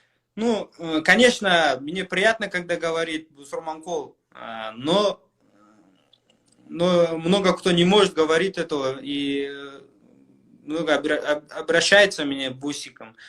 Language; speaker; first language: Russian; non-native, local second language; Kyrgyz